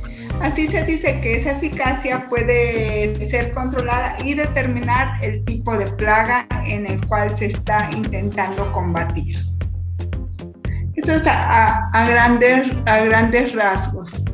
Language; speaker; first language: Spanish; native; Spanish